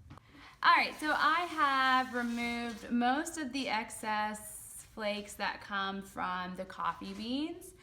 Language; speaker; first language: English; early bilingual, other home language; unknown